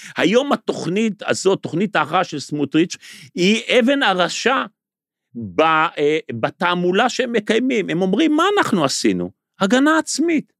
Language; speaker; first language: Hebrew; native; Hebrew